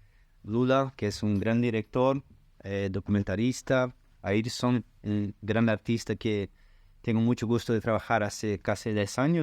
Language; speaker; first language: Spanish; non-native, learner; Portuguese